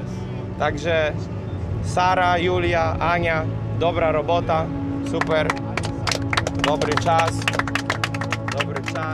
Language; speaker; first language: Polish; native; Polish